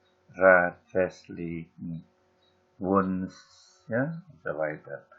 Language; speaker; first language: German; non-native, fluent; Indonesian